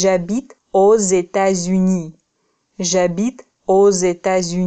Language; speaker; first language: French; non-native, fluent; Russian